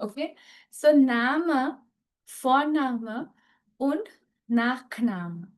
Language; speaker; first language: German; non-native, fluent; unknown